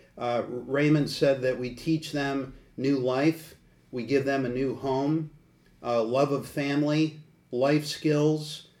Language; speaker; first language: English; native; English